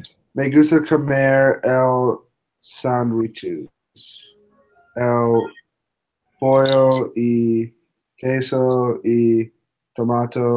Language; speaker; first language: Spanish; non-native, learner; English